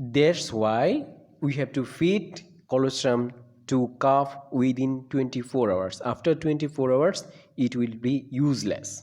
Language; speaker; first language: English; non-native, local second language; Bangla